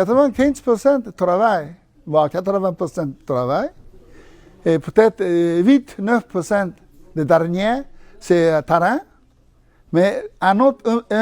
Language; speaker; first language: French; non-native, learner; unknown